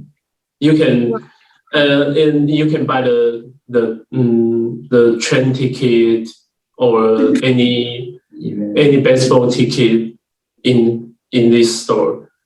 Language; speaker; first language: English; non-native, learner; Chinese